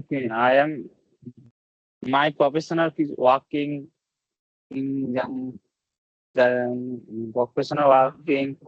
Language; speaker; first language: English; non-native, learner; Bangla